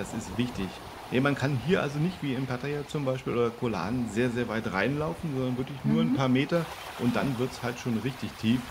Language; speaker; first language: German; native; German